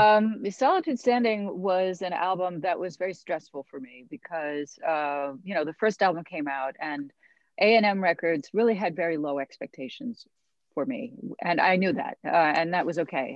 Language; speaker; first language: English; native; English